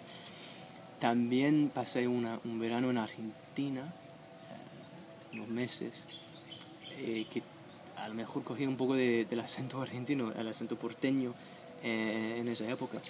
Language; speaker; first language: Spanish; non-native, fluent; English